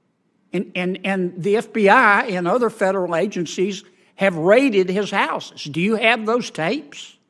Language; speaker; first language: English; native; English